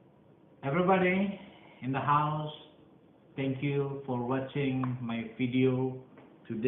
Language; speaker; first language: English; non-native, learner; Indonesian